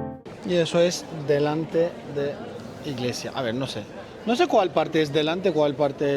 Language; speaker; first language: Spanish; non-native, learner; Turkish